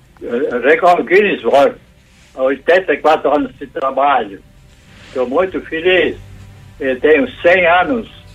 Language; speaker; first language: Portuguese; non-native, local second language; German